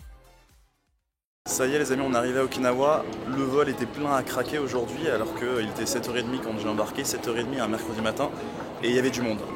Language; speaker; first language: French; native; French